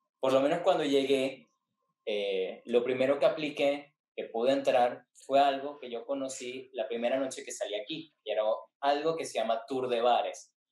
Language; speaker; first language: Spanish; native; Spanish